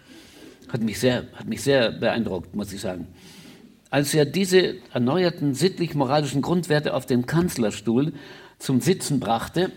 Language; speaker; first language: German; native; German